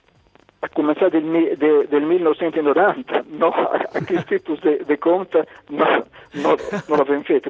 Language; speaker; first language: Catalan; non-native, local second language; Italian